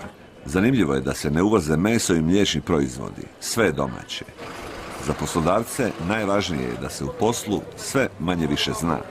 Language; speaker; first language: Croatian; native; Croatian